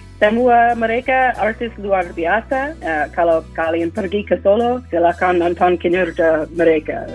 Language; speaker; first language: Indonesian; non-native, fluent; English